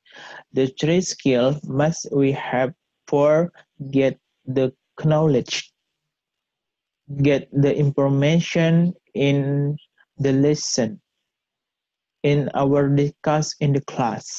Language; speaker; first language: English; non-native, learner; Indonesian